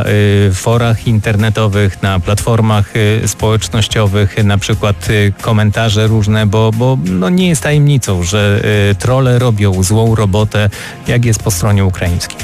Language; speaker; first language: Polish; native; Polish